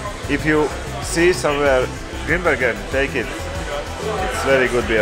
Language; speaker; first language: English; non-native, learner; Russian